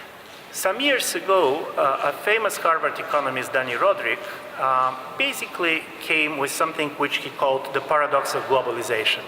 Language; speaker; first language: English; non-native, fluent; Bulgarian